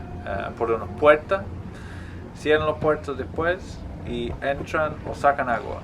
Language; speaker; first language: Spanish; non-native, fluent; English